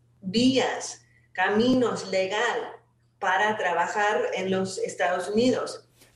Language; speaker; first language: Spanish; non-native, fluent; English